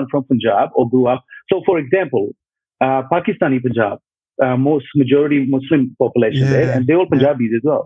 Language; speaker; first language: English; non-native, local second language; Punjabi